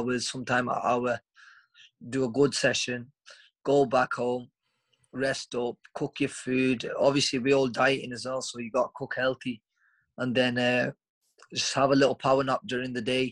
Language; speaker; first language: English; native; English